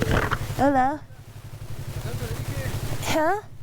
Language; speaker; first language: Spanish; non-native, learner; English